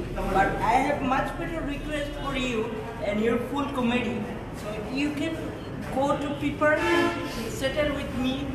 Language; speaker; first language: English; non-native, local second language; Bangla